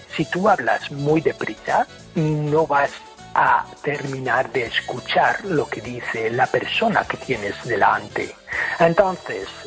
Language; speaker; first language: Spanish; non-native, fluent; English